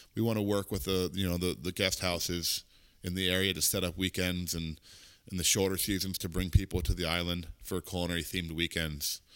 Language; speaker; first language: English; native; English